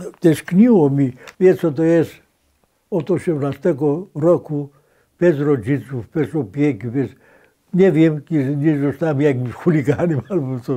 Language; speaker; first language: Polish; non-native, fluent; Greek